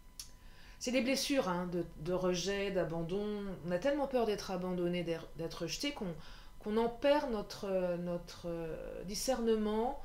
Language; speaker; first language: French; native; French